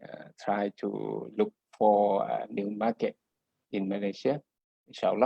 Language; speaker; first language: English; non-native, fluent; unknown